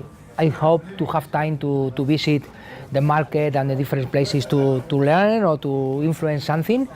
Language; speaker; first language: English; non-native, learner; Spanish